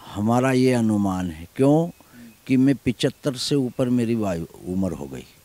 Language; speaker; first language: Hindi; native; Hindi